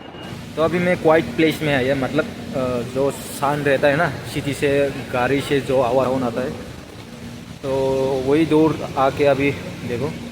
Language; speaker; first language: Hindi; non-native, local second language; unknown